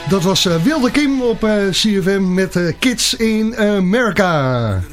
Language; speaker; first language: Dutch; native; Dutch